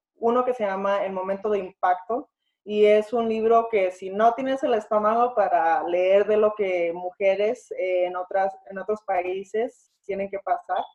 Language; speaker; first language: Spanish; early bilingual, other home language; English